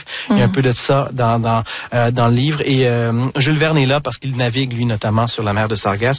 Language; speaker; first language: French; native; French